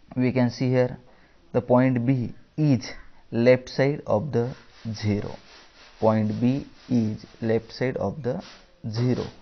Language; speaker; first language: English; non-native, local second language; Marathi